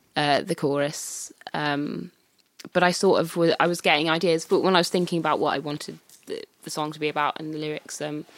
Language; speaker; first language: English; native; English